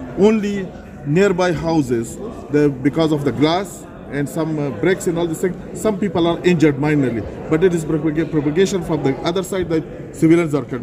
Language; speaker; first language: English; non-native, fluent; Pashto